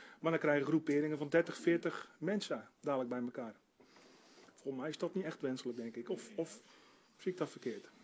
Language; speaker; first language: Dutch; native; Dutch